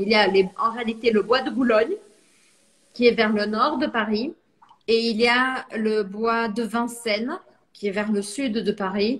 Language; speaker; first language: French; non-native, fluent; Portuguese